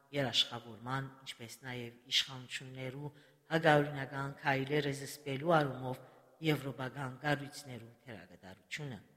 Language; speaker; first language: Armenian; early bilingual, heritage; Armenian